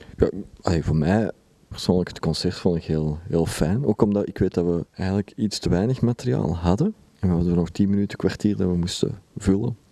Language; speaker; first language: Dutch; native; Dutch